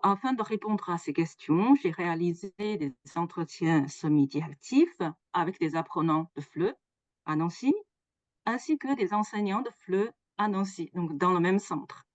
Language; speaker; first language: French; non-native, fluent; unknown